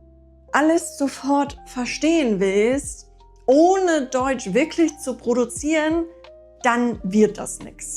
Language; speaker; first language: German; non-native, fluent; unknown